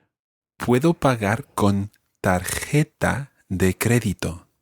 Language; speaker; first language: Spanish; non-native, fluent; English